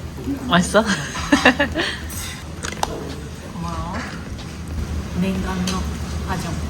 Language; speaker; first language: Korean; non-native, fluent; Japanese